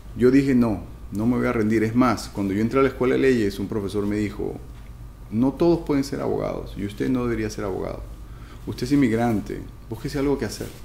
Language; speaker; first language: Spanish; native; Spanish